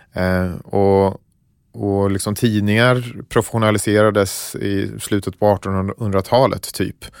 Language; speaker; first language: Swedish; native; Swedish